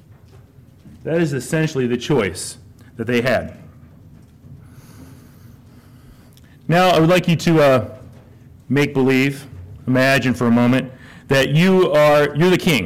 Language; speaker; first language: English; native; English